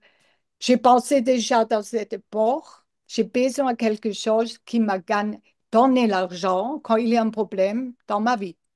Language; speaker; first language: French; non-native, learner; English